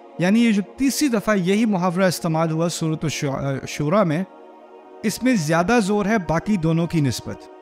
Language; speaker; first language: Urdu; early bilingual, heritage; Urdu